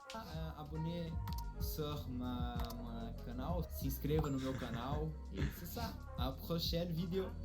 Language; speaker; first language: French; non-native, learner; Portuguese